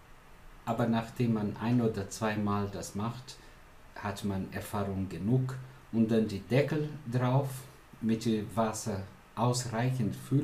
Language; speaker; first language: German; non-native, fluent; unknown